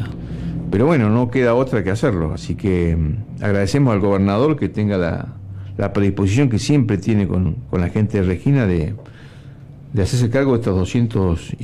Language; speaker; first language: Spanish; native; Spanish